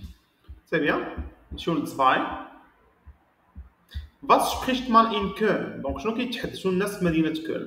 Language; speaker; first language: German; non-native, fluent; Arabic